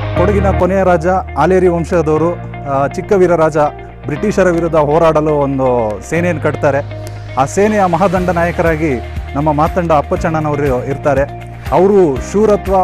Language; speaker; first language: Kannada; non-native, local second language; Kodava